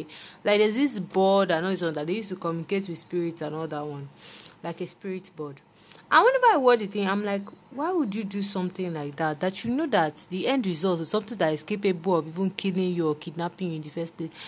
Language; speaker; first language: English; non-native, local second language; Yoruba